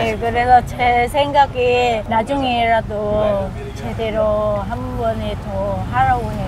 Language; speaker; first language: Korean; non-native, fluent; Vietnamese